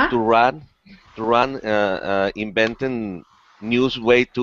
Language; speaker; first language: English; non-native, learner; Spanish